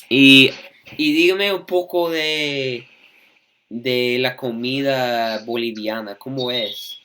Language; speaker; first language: Spanish; non-native, fluent; English